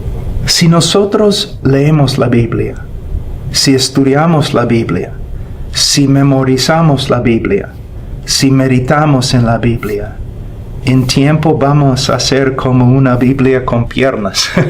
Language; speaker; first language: Spanish; non-native, fluent; English